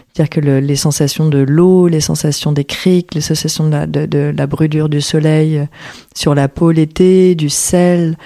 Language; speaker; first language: French; native; French